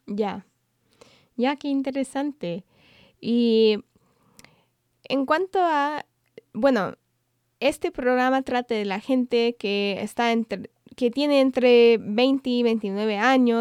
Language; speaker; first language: Spanish; non-native, fluent; English